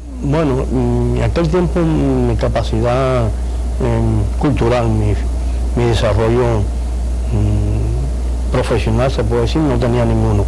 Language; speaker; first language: Spanish; native; Spanish